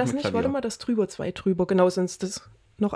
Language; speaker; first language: German; native; German